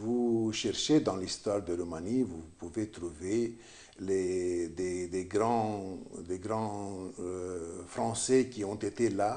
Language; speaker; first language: French; non-native, fluent; Romanian